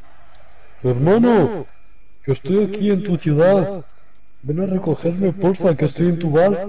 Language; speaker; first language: Spanish; native; Spanish